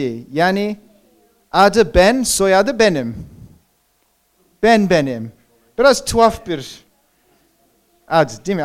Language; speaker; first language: Turkish; non-native, fluent; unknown